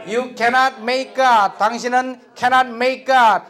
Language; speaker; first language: English; non-native, fluent; Korean